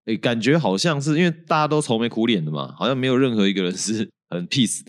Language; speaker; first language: Chinese; native; Chinese